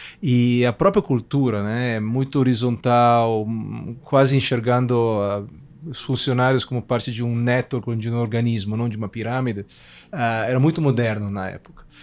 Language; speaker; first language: Portuguese; non-native, fluent; Italian